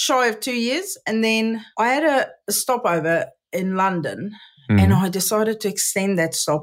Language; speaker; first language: English; non-native, local second language; Afrikaans